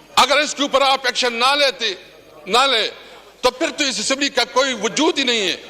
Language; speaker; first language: Urdu; non-native, local second language; Pashto